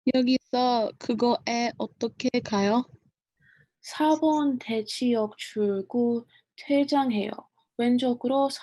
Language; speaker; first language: Korean; non-native, learner; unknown